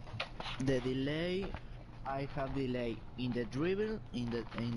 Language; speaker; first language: English; non-native, learner; Spanish